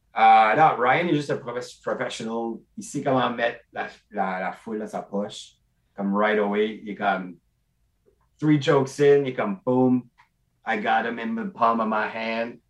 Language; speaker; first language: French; non-native, local second language; English